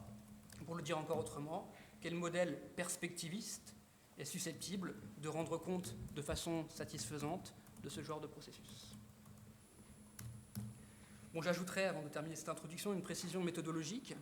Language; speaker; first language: French; native; French